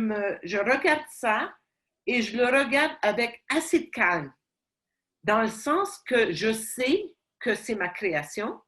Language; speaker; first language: French; non-native, fluent; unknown